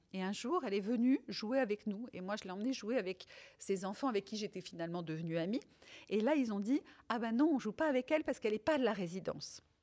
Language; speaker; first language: French; early bilingual, other home language; Italian